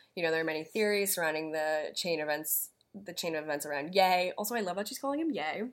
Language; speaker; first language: English; native; English